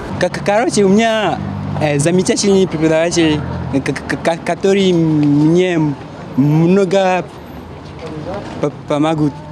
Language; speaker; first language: Russian; non-native, learner; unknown